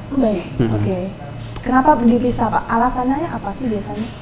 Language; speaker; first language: Indonesian; native; Indonesian